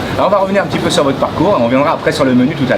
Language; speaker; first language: French; native; French